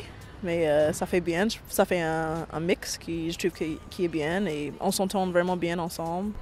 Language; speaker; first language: French; non-native, fluent; English